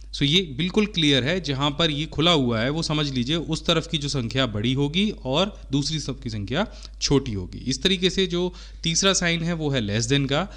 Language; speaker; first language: Hindi; native; Hindi